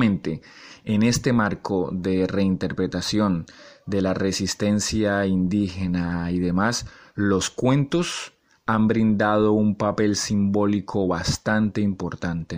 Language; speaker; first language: Spanish; native; Spanish